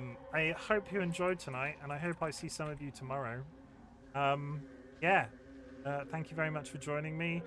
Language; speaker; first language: English; native; English